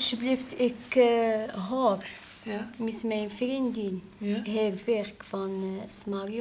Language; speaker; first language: Dutch; non-native, learner; Arabic